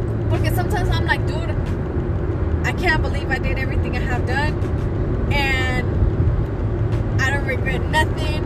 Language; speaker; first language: English; early bilingual, other home language; Spanish